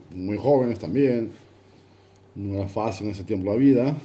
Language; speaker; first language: Spanish; early bilingual, other home language; Portuguese